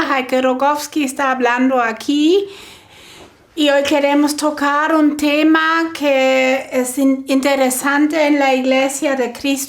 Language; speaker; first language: Spanish; non-native, fluent; German